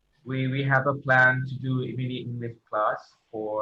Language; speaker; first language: English; non-native, fluent; Thai